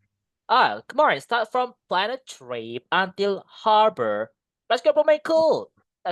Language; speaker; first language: English; non-native, fluent; Indonesian